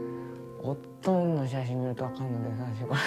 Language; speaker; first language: Japanese; native; Japanese